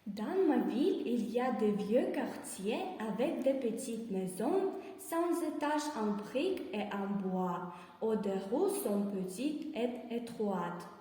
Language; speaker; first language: French; non-native, learner; Russian